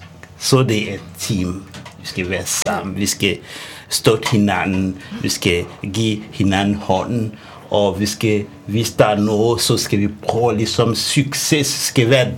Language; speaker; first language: Danish; non-native, fluent; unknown